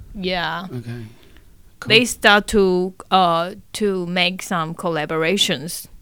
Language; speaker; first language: English; non-native, learner; Chinese